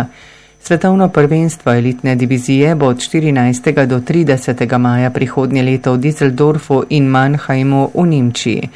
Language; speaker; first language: Slovenian; native; Slovenian